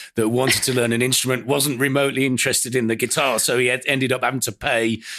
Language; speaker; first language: English; native; English